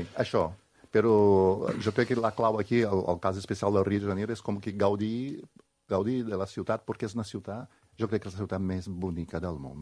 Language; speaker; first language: Catalan; non-native, fluent; Portuguese